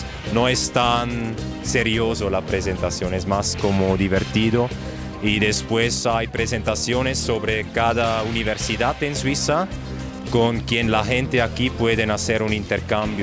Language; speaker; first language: Spanish; non-native, fluent; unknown